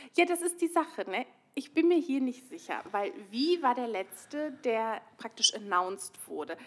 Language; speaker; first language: German; native; German